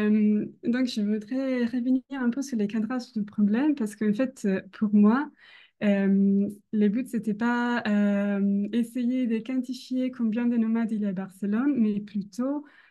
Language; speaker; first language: French; non-native, fluent; Italian